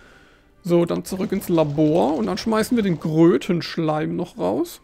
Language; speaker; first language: German; native; German